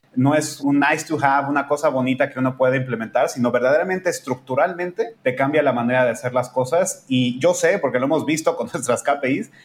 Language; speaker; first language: Spanish; native; Spanish